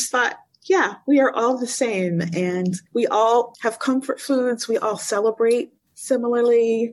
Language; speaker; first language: English; native; English